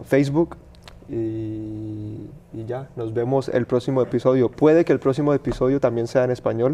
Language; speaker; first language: Spanish; early bilingual, heritage; Spanish